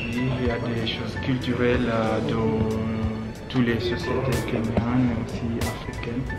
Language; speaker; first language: French; non-native, fluent; Luo (Kenya and Tanzania)